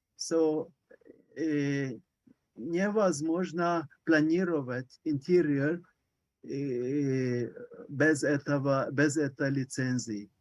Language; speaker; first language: Russian; non-native, learner; Hungarian